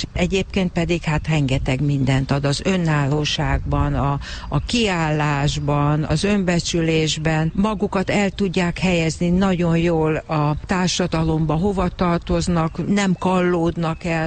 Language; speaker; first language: Hungarian; native; Hungarian